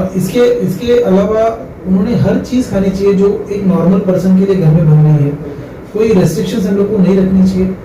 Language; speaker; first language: Hindi; non-native, local second language; Marathi